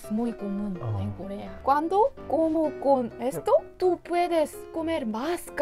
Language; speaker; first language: Spanish; non-native, learner; Korean